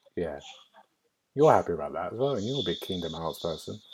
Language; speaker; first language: English; native; English